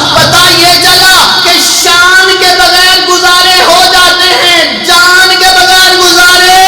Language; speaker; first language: Urdu; non-native, local second language; Punjabi